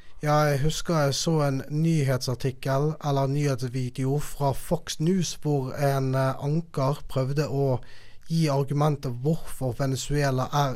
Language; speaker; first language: Norwegian; native; Norwegian